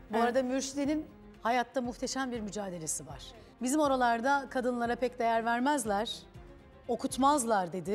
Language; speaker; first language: Turkish; native; Turkish